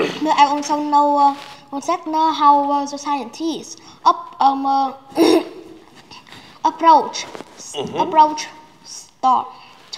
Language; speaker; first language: English; non-native, learner; Vietnamese